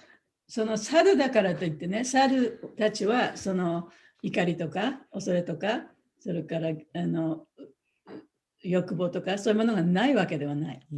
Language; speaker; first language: Japanese; native; Japanese